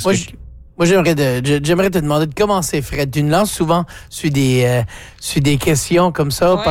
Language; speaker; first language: French; native; French